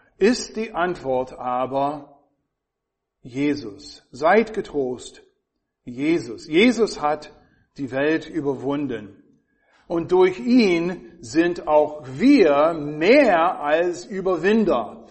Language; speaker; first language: German; non-native, fluent; English